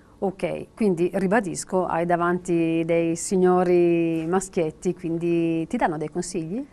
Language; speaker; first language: Italian; native; Italian